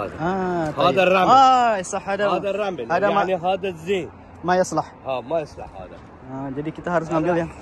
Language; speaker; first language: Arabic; non-native, learner; Indonesian